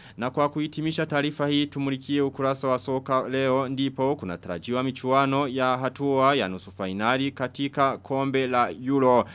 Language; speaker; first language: Swahili; non-native, local second language; Rundi